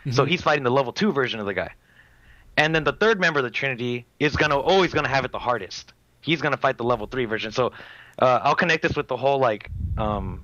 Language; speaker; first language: English; native; English